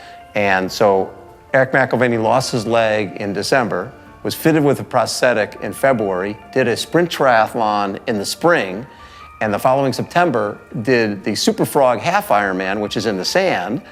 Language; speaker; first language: English; native; English